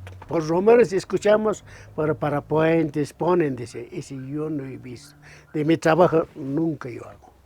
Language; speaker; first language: Spanish; non-native, local second language; Aymara